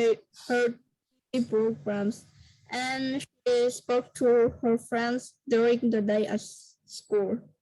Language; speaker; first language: English; non-native, learner; Vietnamese